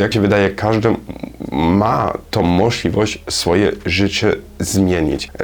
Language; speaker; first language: Polish; non-native, learner; German